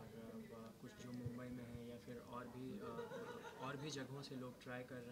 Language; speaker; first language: Hindi; native; Hindi